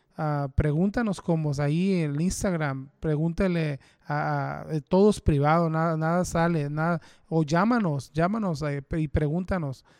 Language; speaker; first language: Spanish; early bilingual, heritage; Spanish